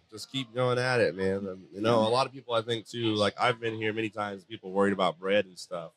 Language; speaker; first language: English; native; English